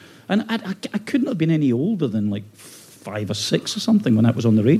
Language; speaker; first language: English; native; English